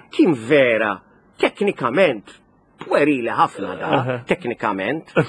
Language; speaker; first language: Maltese; native; Maltese